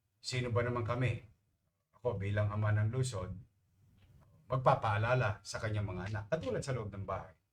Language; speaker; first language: Filipino; native; Filipino